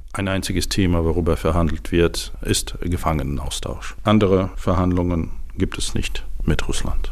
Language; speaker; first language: German; non-native, fluent; Ukrainian